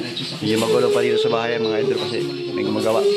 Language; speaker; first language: Filipino; native; Filipino